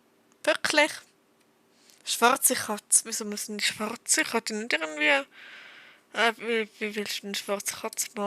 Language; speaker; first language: German; native; German